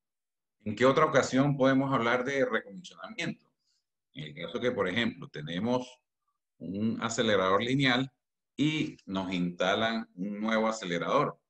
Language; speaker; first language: Spanish; native; Spanish